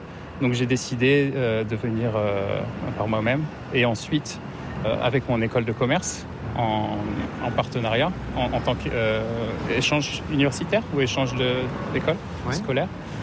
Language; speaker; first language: French; native; French